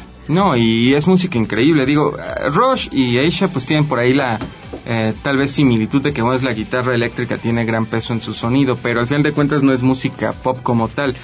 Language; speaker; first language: Spanish; native; Spanish